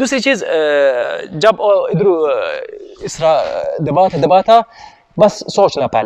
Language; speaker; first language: Hindi; non-native, learner; Arabic